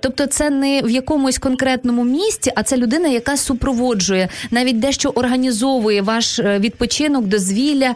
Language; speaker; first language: Ukrainian; native; Ukrainian